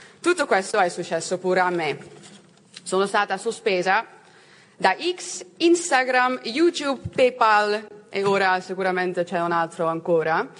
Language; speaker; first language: Italian; non-native, fluent; Dutch